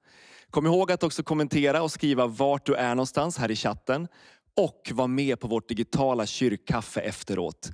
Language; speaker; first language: Swedish; native; Swedish